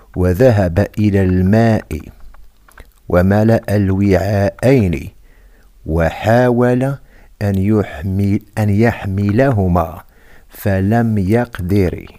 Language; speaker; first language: Arabic; non-native, fluent; Indonesian